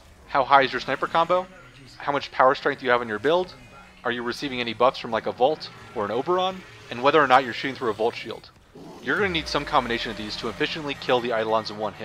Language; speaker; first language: English; native; English